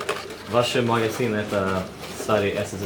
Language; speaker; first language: Russian; non-native, learner; Swedish